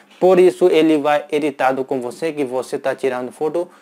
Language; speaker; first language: Portuguese; non-native, learner; Hindi